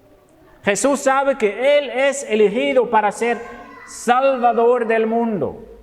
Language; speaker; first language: Spanish; non-native, fluent; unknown